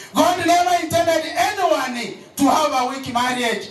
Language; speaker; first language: English; non-native, local second language; Swahili